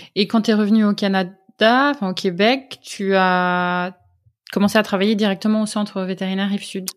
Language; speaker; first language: French; native; French